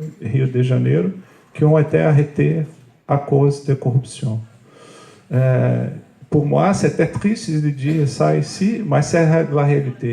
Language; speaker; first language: French; non-native, fluent; Portuguese